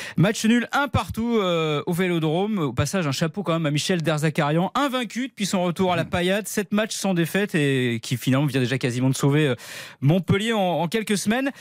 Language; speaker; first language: French; native; French